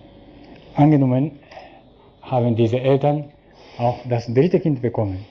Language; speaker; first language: German; non-native, fluent; Japanese